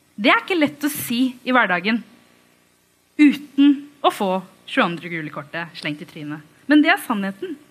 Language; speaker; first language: Norwegian; early bilingual, other home language; Tamil